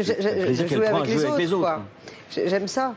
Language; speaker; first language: French; native; French